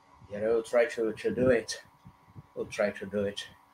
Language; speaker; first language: English; non-native, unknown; Portuguese